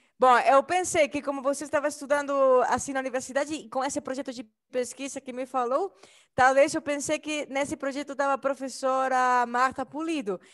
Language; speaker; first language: Portuguese; non-native, fluent; Spanish